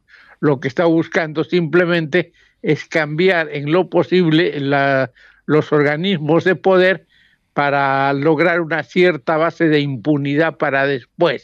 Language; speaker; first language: Spanish; native; Spanish